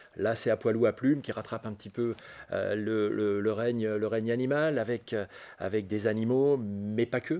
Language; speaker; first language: French; native; French